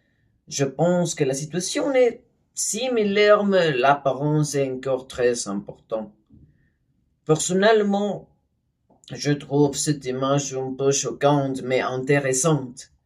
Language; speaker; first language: French; non-native, learner; Spanish